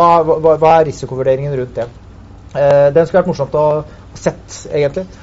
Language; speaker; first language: Norwegian; native; Norwegian